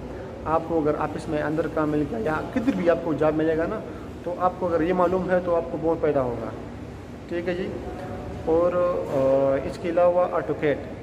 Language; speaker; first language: Hindi; non-native, local second language; Pashto